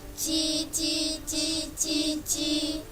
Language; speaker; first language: Chinese; non-native, learner; Kyrgyz